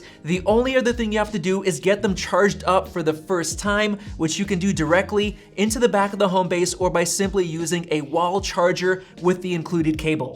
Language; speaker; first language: English; native; English